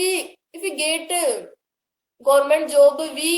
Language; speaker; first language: English; non-native, learner; Hindi